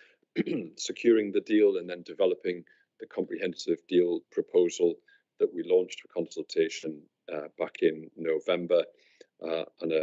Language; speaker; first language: English; native; English